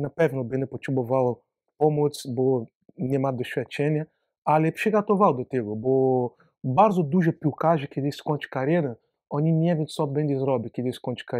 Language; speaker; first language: Polish; non-native, learner; Portuguese